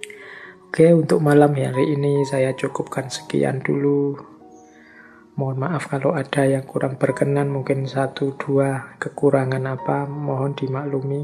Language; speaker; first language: Indonesian; non-native, local second language; Javanese